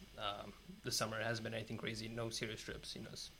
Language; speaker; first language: English; native; English